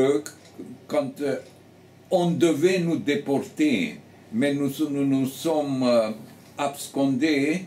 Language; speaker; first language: French; early bilingual, heritage; French